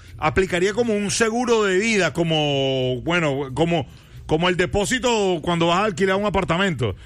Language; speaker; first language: Spanish; native; Spanish